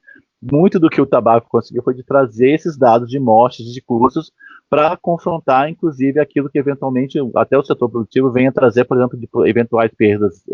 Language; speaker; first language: Portuguese; native; Portuguese